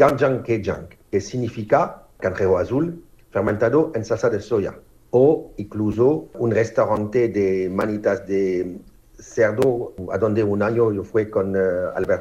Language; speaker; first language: Spanish; non-native, learner; French